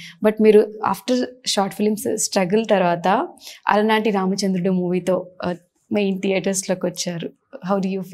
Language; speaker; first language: Telugu; native; Telugu